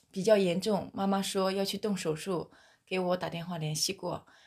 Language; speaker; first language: Chinese; native; Chinese